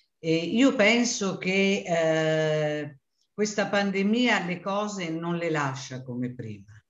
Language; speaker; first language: Italian; native; Italian